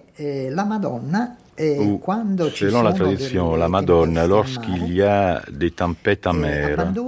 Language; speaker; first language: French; non-native, fluent; Italian